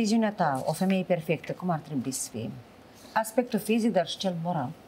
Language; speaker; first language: Romanian; native; Romanian